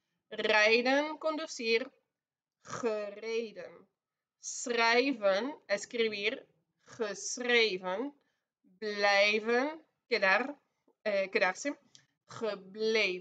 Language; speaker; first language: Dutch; non-native, fluent; Spanish